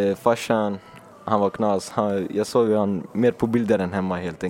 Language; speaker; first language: Swedish; early bilingual, other home language; Finnish